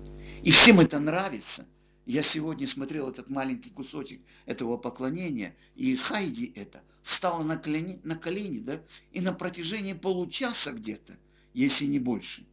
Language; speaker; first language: Russian; native; Russian